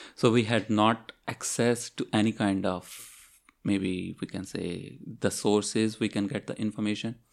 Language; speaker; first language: English; non-native, local second language; Urdu